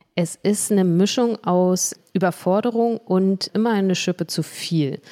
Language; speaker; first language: German; native; German